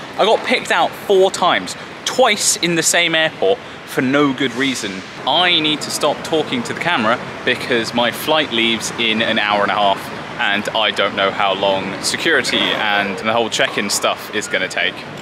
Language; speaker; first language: English; native; English